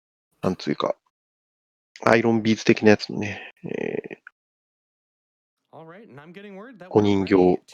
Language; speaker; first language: Japanese; native; Japanese